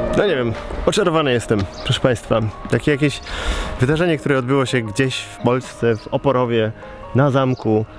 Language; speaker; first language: Polish; native; Polish